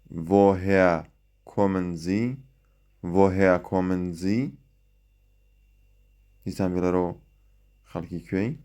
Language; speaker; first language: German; non-native, fluent; Central Kurdish